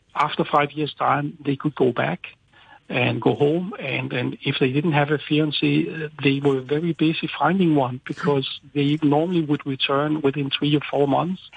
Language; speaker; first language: English; non-native, fluent; Danish